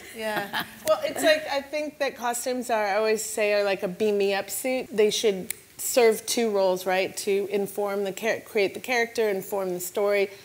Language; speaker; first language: English; native; English